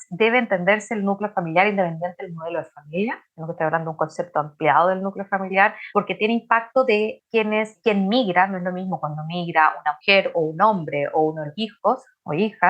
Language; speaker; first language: Spanish; native; Spanish